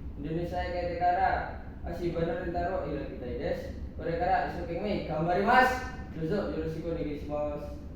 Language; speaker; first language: Japanese; non-native, learner; Javanese